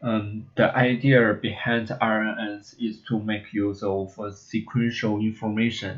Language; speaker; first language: English; non-native, learner; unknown